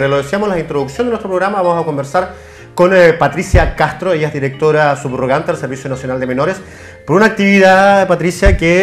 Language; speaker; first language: Spanish; native; Spanish